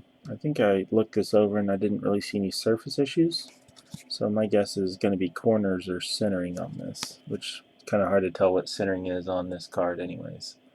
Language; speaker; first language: English; native; English